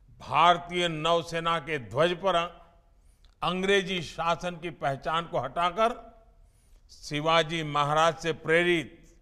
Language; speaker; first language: Hindi; non-native, local second language; Gujarati